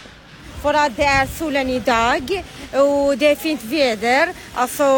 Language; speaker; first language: Swedish; non-native, learner; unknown